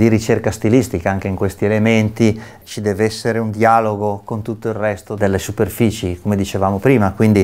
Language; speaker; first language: Italian; native; Italian